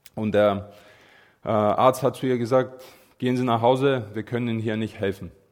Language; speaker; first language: German; non-native, fluent; Bulgarian